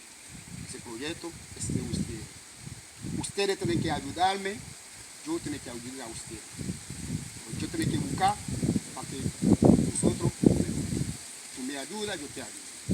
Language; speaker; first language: Spanish; non-native, local second language; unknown